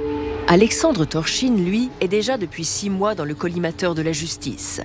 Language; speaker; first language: French; native; French